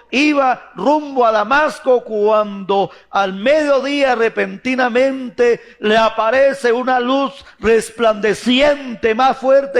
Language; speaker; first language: Spanish; native; Spanish